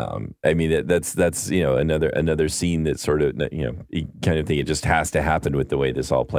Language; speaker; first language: English; native; English